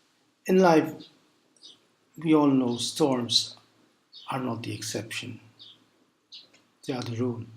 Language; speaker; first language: English; non-native, local second language; Maltese